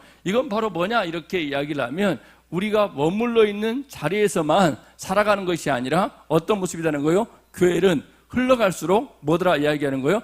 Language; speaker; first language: Korean; native; Korean